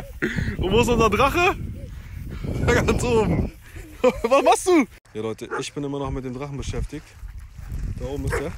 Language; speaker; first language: German; native; German